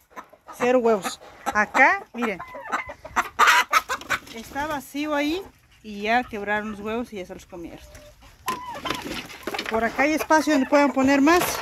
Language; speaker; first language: Spanish; native; Spanish